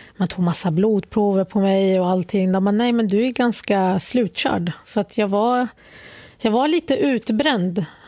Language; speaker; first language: Swedish; early bilingual, other home language; Arabic